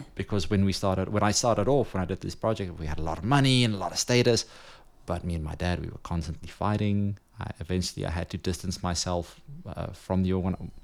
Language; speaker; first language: English; non-native, local second language; Afrikaans